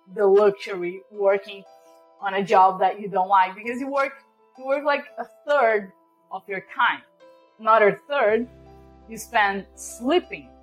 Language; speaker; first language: English; non-native, fluent; Portuguese